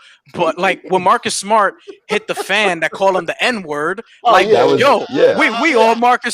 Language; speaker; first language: English; native; English